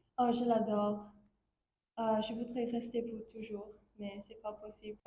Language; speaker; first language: French; non-native, fluent; English